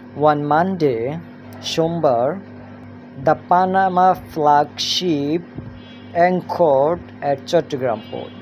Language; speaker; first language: English; non-native, local second language; Bangla